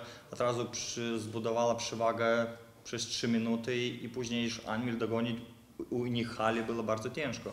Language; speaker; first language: Polish; non-native, fluent; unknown